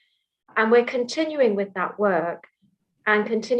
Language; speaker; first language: English; native; English